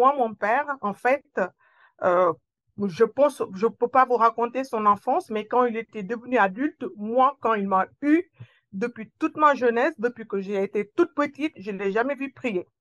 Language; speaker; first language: French; non-native, local second language; Wolof